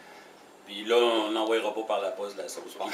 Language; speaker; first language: French; native; French